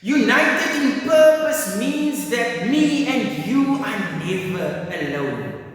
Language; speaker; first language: English; non-native, local second language; Afrikaans